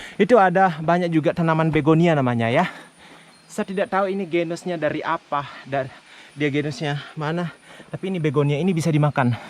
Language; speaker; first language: Indonesian; non-native, local second language; Buginese